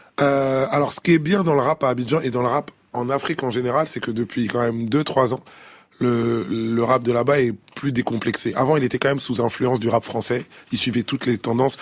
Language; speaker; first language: French; early bilingual, other home language; Lingala